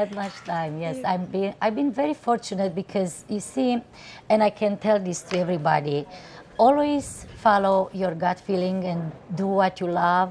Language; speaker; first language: English; non-native, fluent; Romanian